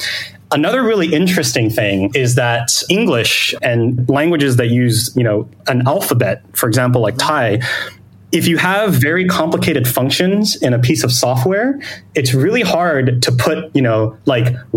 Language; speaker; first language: English; non-native, fluent; Thai